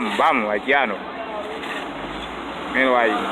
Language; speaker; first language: Spanish; non-native, local second language; Haitian Creole